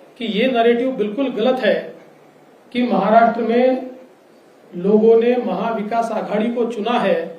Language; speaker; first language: Hindi; native; Hindi